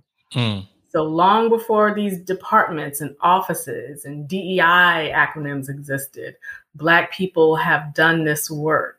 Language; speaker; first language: English; native; English